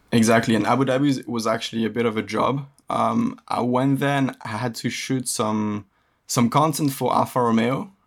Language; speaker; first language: English; early bilingual, other home language; French